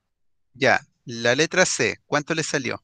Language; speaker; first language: Spanish; native; Spanish